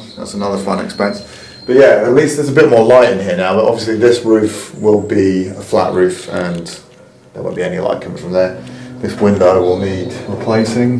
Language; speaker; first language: English; native; English